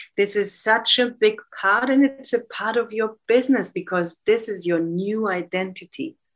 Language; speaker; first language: English; non-native, fluent; German